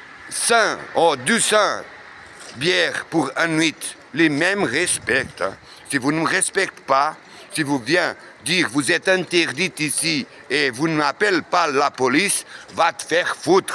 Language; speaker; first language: French; non-native, learner; Portuguese